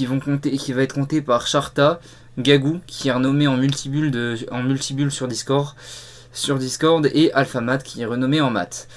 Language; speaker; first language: French; native; French